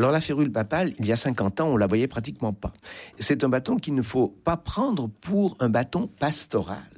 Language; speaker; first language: French; native; French